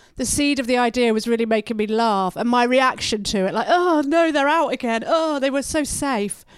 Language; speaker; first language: English; native; English